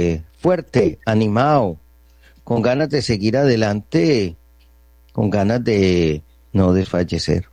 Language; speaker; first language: Spanish; native; Spanish